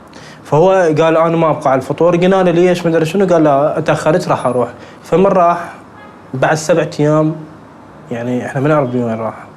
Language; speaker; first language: Arabic; native; Arabic